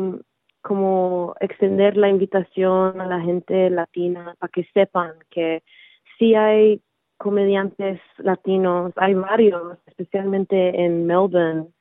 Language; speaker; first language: Spanish; early bilingual, heritage; Spanish